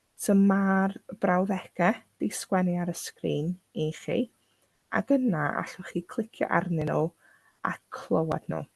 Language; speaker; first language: Welsh; non-native, local second language; English